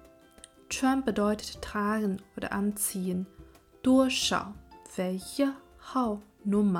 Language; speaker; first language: German; non-native, fluent; Chinese